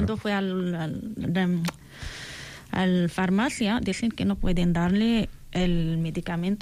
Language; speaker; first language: Spanish; non-native, learner; Arabic